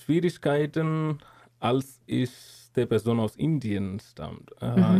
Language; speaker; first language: German; non-native, learner; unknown